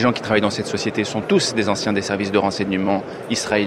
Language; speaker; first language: French; native; French